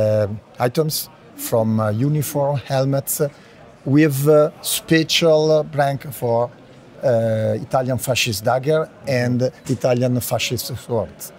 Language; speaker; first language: English; non-native, learner; Italian